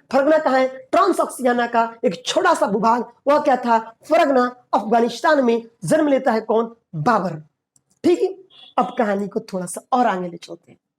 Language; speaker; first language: Hindi; native; Hindi